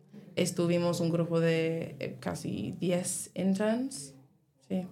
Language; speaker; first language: Spanish; non-native, learner; English